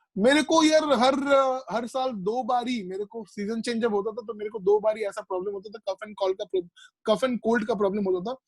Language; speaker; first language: Hindi; non-native, local second language; Bangla